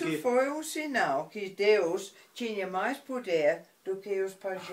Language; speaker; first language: Portuguese; non-native, fluent; English